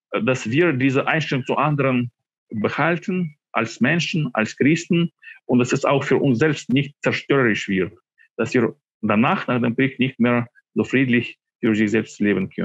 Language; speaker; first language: German; non-native, fluent; Ukrainian